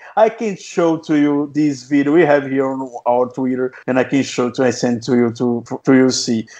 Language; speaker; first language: English; non-native, fluent; Portuguese